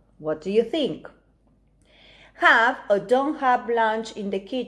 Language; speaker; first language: English; non-native, fluent; Spanish